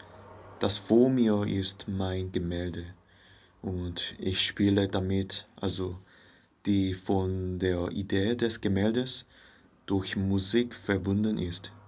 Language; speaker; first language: German; non-native, fluent; Korean